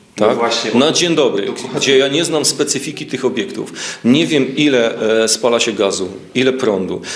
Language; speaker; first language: Polish; native; Polish